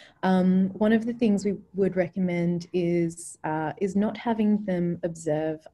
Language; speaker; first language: English; native; English